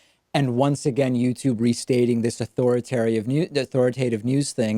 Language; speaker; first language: English; native; English